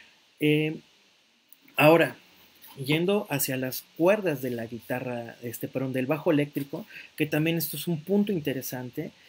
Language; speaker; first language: Spanish; native; Spanish